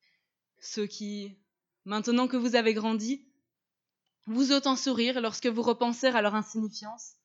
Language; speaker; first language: French; native; French